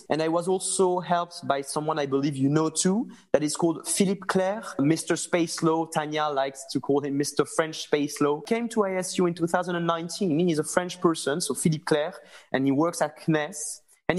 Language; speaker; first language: English; non-native, fluent; French